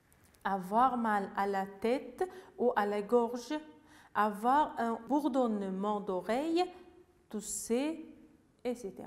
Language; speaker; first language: French; non-native, fluent; Uzbek